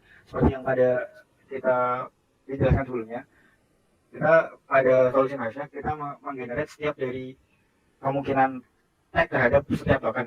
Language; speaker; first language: Indonesian; native; Indonesian